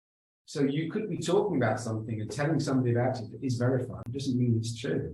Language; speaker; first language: English; native; English